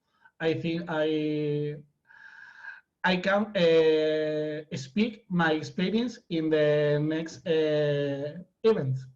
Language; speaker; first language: English; non-native, learner; Spanish